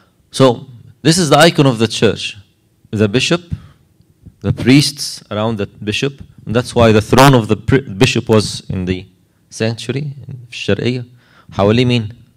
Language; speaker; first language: English; non-native, fluent; Arabic